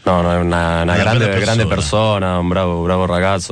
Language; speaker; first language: Italian; non-native, fluent; Spanish